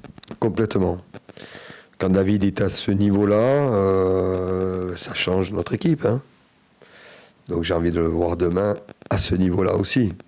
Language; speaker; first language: French; native; French